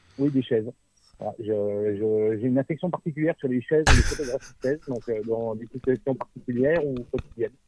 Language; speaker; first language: French; native; French